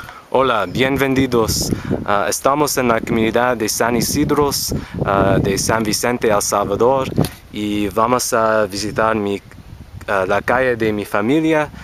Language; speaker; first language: Spanish; non-native, learner; English